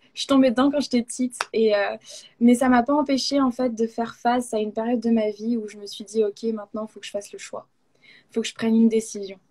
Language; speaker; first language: French; native; French